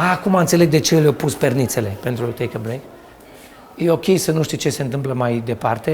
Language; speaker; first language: Romanian; native; Romanian